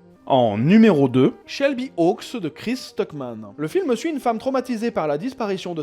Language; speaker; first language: French; native; French